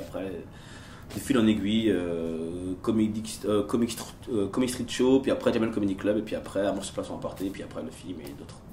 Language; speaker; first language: French; early bilingual, other home language; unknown